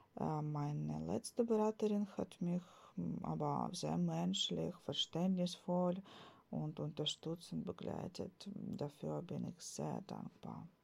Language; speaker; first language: German; non-native, fluent; Ukrainian